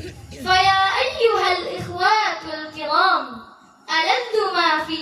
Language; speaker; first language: Arabic; non-native, learner; Indonesian